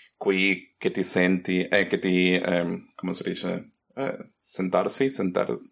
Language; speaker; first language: Italian; non-native, fluent; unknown